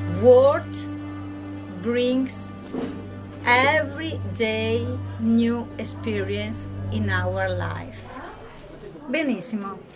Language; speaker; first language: English; non-native, learner; Italian